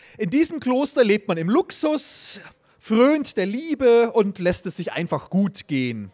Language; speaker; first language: German; native; German